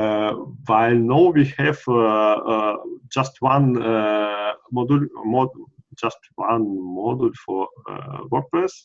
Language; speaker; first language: English; non-native, learner; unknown